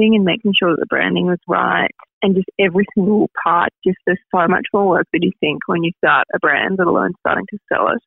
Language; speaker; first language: English; native; English